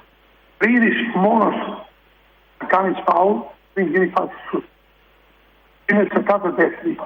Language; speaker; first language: Greek; non-native, fluent; Serbian